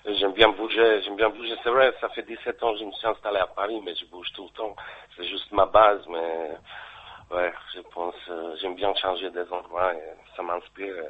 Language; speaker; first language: French; non-native, fluent; Bosnian